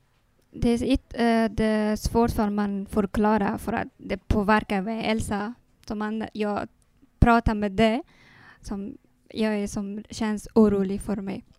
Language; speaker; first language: Swedish; non-native, learner; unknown